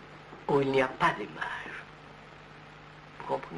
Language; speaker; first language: French; non-native, learner; Telugu